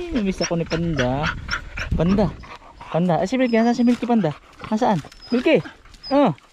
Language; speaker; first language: Filipino; native; Filipino